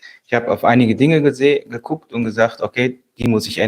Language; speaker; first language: German; native; German